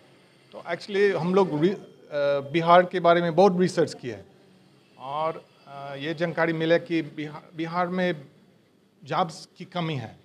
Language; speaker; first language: Hindi; non-native, learner; English